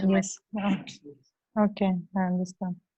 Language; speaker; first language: English; non-native, learner; Russian